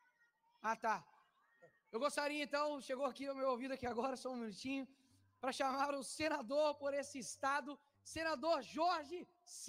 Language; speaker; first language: Portuguese; native; Portuguese